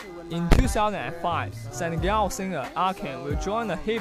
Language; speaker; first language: English; non-native, learner; Chinese